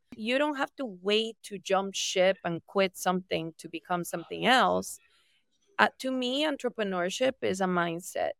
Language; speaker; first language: English; non-native, fluent; Spanish